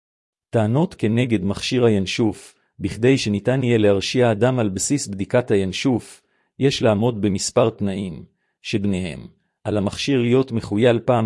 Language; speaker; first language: Hebrew; native; Hebrew